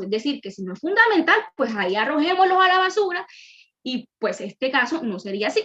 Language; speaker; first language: Spanish; native; Spanish